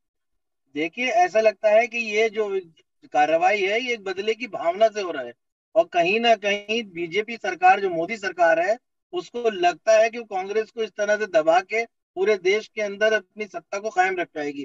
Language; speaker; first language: Hindi; native; Hindi